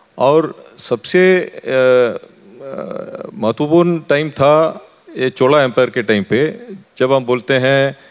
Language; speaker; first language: Hindi; native; Hindi